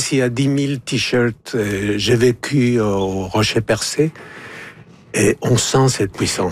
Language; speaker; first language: French; non-native, fluent; Spanish